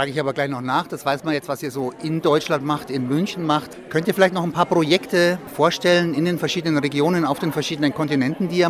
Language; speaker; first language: German; native; German